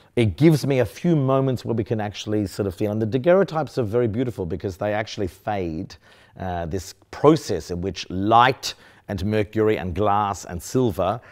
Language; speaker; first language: English; native; English